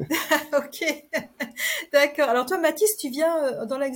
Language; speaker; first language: French; native; French